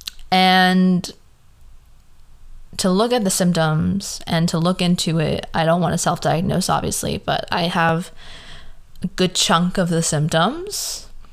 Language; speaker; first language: English; early bilingual, other home language; Spanish